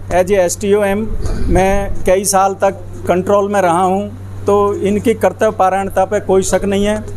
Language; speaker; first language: Hindi; native; Hindi